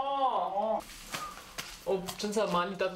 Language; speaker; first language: Korean; non-native, fluent; German